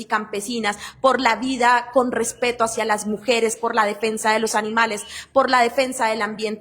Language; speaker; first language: Spanish; native; Spanish